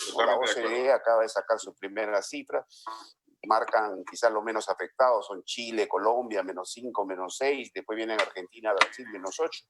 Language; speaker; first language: Spanish; native; Spanish